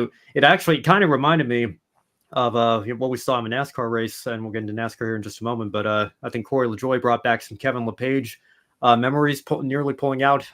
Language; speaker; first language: English; native; English